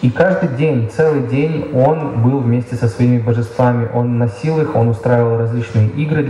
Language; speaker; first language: Russian; native; Russian